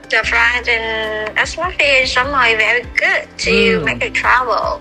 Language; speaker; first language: English; non-native, learner; Vietnamese